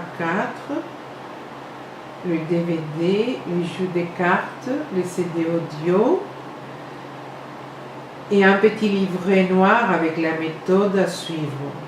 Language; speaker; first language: French; non-native, fluent; Spanish